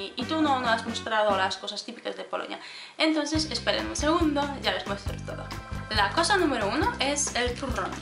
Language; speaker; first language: Spanish; non-native, fluent; Polish